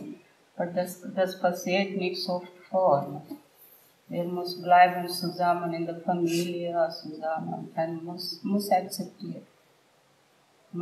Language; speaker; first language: German; non-native, learner; Telugu